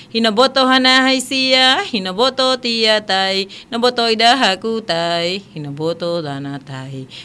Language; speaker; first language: Spanish; non-native, local second language; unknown